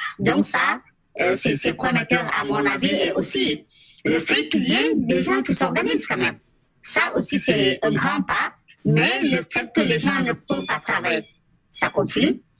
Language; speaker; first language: French; non-native, local second language; Wolof